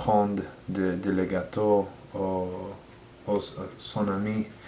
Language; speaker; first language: French; non-native, learner; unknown